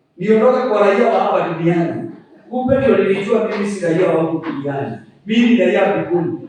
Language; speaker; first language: Swahili; non-native, local second language; Kikuyu